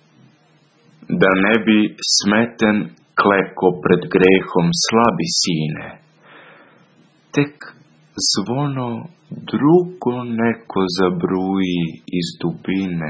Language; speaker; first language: Serbian; native; Serbian